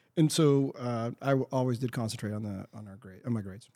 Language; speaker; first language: English; early bilingual, other home language; Spanish